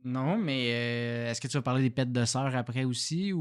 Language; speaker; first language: French; native; French